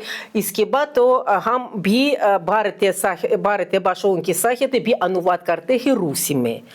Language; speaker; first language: Hindi; non-native, fluent; Russian